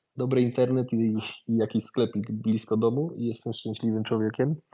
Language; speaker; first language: Polish; early bilingual, heritage; Polish